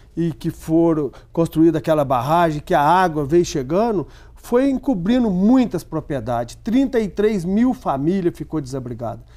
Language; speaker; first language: Portuguese; native; Portuguese